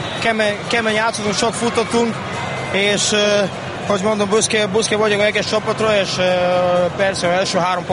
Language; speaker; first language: Hungarian; non-native, learner; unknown